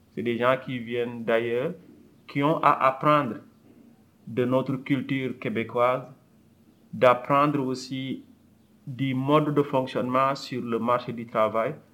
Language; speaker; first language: French; non-native, local second language; Wolof